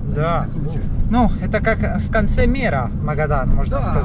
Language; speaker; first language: Russian; non-native, fluent; Italian